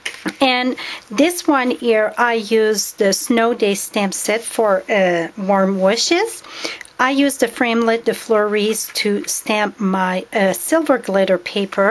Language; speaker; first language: English; non-native, fluent; French